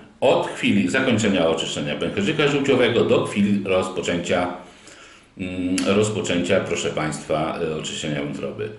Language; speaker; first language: Polish; native; Polish